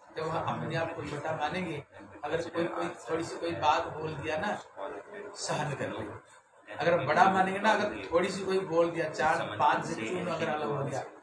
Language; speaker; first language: Hindi; non-native, local second language; Bangla